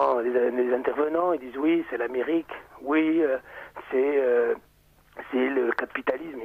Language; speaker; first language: French; native; French